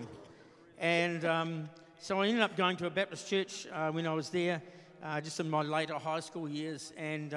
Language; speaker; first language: English; native; English